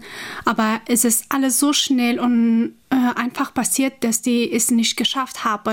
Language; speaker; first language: German; non-native, fluent; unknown